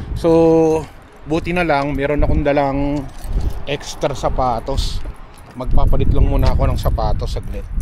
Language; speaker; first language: Filipino; native; Filipino